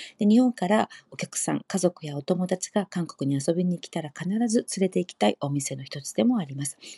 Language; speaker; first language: Japanese; native; Japanese